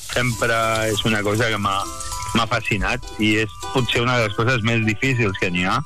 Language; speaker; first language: Catalan; non-native, local second language; Spanish